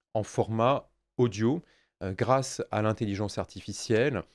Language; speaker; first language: French; native; French